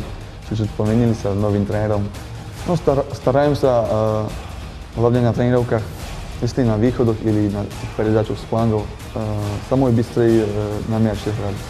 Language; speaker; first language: Russian; non-native, learner; Slovak